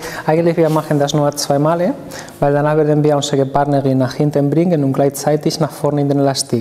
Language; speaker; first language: German; non-native, fluent; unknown